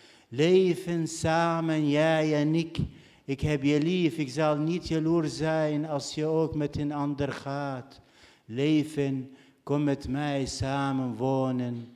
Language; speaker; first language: Dutch; non-native, fluent; Arabic